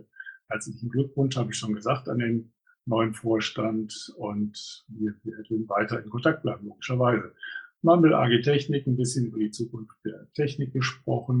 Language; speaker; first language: German; native; German